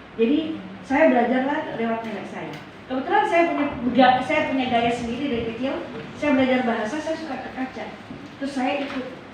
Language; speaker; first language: Indonesian; native; Indonesian